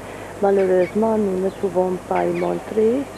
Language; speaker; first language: French; non-native, fluent; Hungarian